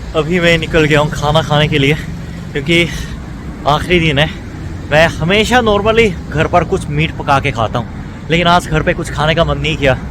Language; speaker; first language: Hindi; native; Hindi